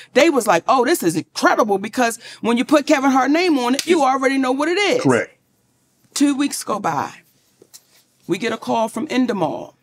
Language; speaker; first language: English; native; English